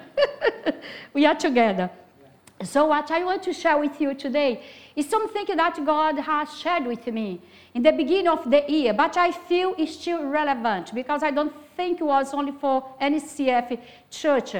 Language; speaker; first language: English; non-native, fluent; Portuguese